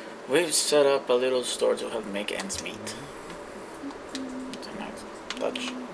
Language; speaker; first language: English; non-native, fluent; Italian